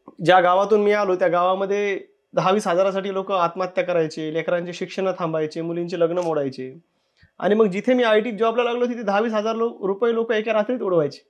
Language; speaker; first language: Marathi; native; Marathi